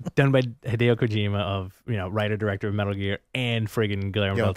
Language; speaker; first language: English; native; English